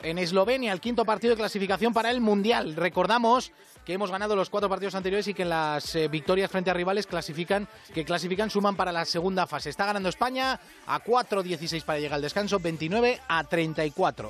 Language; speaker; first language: Spanish; native; Spanish